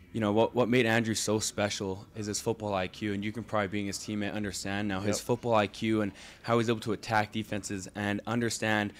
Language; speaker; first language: English; native; English